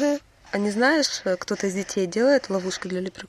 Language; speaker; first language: Russian; native; Russian